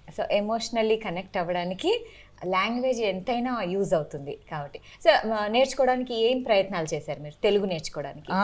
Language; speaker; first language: Telugu; native; Telugu